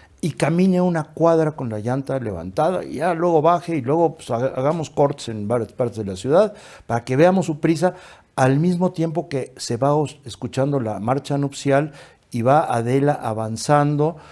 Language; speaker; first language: Spanish; native; Spanish